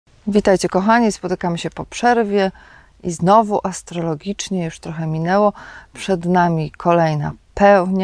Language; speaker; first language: Polish; native; Polish